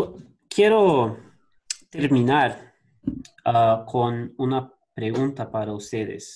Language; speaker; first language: Spanish; non-native, learner; Portuguese